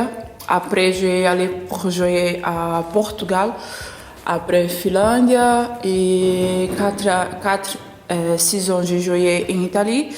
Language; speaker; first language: French; non-native, learner; Portuguese